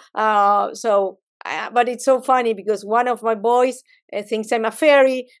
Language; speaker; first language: English; non-native, fluent; Spanish